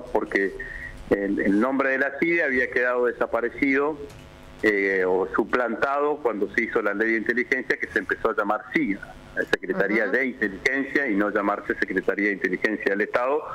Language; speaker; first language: Spanish; native; Spanish